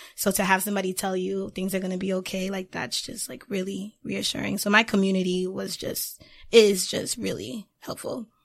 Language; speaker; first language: English; native; English